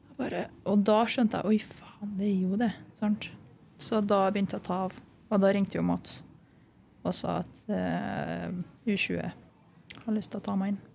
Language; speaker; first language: Norwegian; early bilingual, other home language; Lithuanian